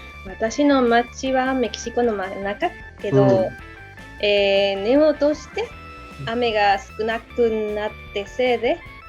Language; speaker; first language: Japanese; non-native, learner; Spanish